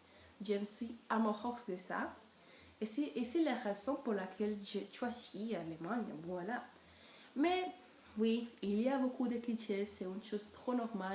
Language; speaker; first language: French; non-native, learner; Spanish